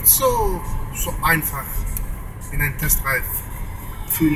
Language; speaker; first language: German; non-native, learner; Greek